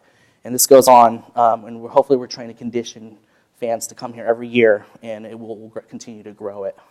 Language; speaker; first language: English; native; English